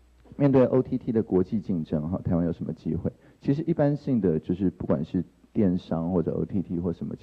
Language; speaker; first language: Chinese; native; Chinese